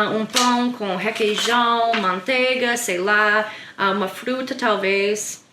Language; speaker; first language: Portuguese; non-native, learner; English